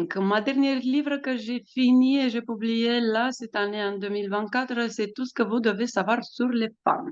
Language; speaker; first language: French; non-native, fluent; Romanian